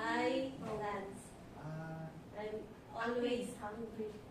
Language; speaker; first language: English; non-native, local second language; Cebuano